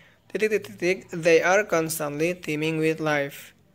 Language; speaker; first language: English; non-native, fluent; Indonesian